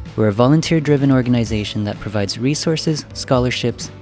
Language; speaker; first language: English; early bilingual, other home language; Vietnamese